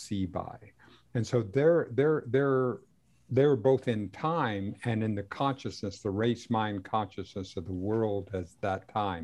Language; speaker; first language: English; non-native, fluent; Spanish